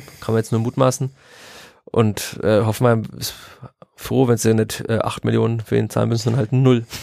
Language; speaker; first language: German; native; German